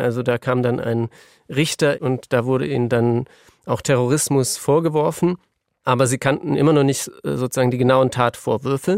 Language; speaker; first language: German; native; German